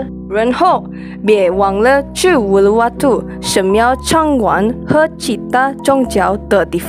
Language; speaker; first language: Chinese; non-native, learner; Indonesian